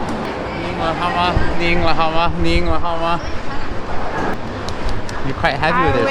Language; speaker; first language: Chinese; non-native, learner; English